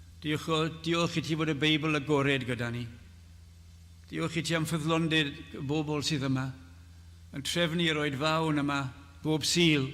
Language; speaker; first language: Welsh; native; Welsh